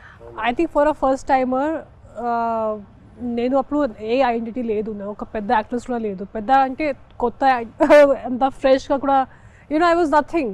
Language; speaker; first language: Telugu; non-native, fluent; Hindi